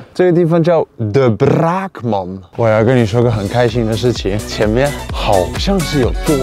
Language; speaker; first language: Chinese; non-native, fluent; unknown